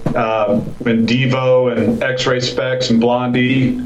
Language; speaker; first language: English; native; English